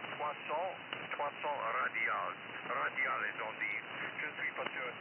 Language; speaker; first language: French; non-native, learner; English